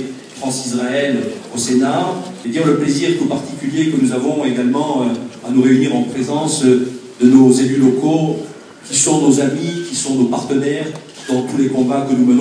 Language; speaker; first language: French; native; French